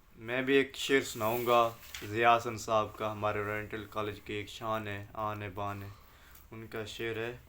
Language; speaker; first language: Urdu; non-native, local second language; Punjabi